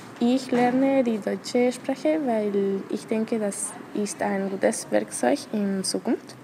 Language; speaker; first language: German; non-native, learner; Spanish